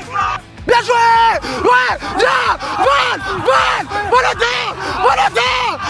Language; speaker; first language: French; native; French